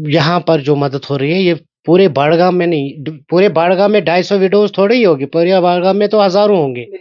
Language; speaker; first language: Hindi; non-native, local second language; Kashmiri